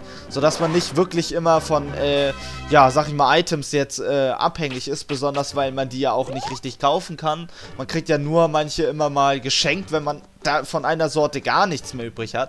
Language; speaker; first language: German; native; German